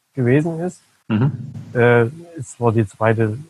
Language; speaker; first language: German; native; German